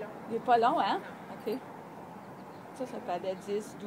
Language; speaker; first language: French; native; French